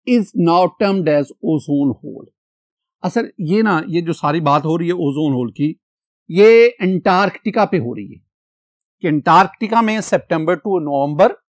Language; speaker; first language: Urdu; non-native, local second language; Punjabi